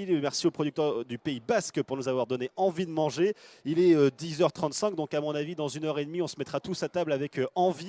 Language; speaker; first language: French; native; French